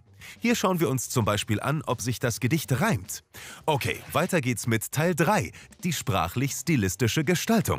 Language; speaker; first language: German; native; German